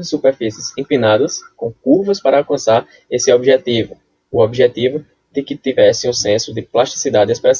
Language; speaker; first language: Portuguese; native; Portuguese